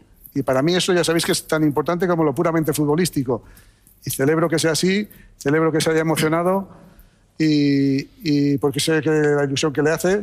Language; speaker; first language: Spanish; native; Spanish